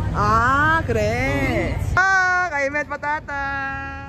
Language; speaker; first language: Korean; early bilingual, heritage; Korean